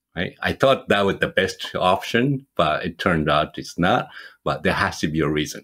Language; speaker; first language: English; non-native, fluent; Japanese